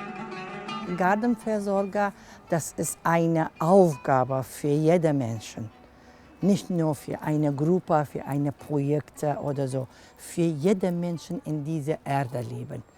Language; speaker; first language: German; non-native, learner; Kurdish